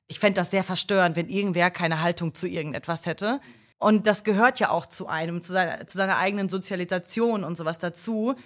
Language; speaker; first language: German; native; German